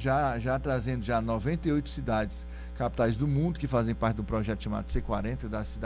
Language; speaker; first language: Portuguese; native; Portuguese